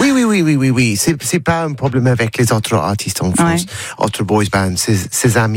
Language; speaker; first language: French; non-native, learner; English